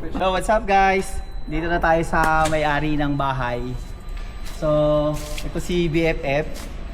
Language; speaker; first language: Filipino; native; Filipino